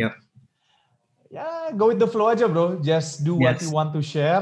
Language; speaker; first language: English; non-native, local second language; Indonesian